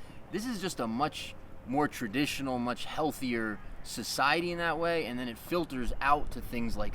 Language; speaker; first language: English; native; English